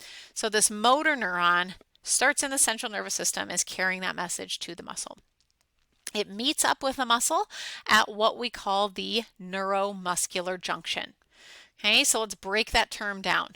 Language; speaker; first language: English; native; English